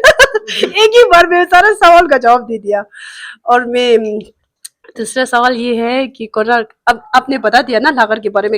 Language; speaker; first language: Hindi; non-native, local second language; Tibetan